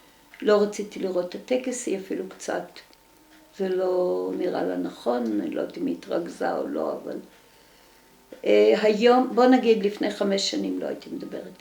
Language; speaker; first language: Hebrew; early bilingual, other home language; Dutch